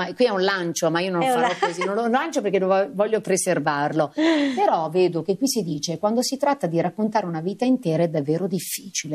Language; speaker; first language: Italian; native; Italian